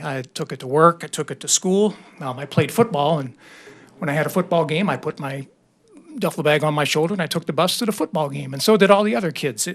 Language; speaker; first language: English; native; English